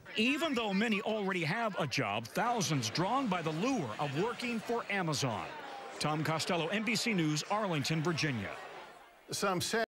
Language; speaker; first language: English; native; English